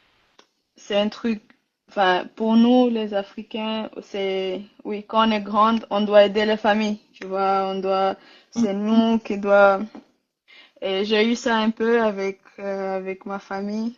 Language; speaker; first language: French; non-native, learner; Rundi